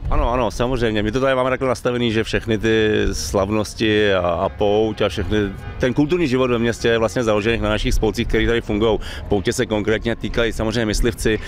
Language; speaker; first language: Czech; native; Czech